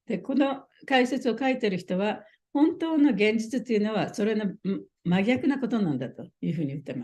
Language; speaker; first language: Japanese; native; Japanese